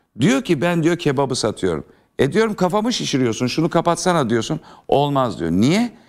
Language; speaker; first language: Turkish; native; Turkish